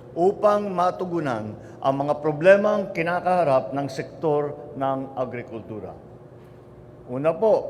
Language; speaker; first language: Filipino; native; Filipino